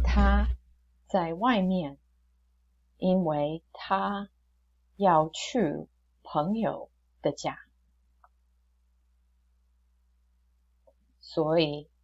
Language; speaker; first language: Chinese; non-native, fluent; English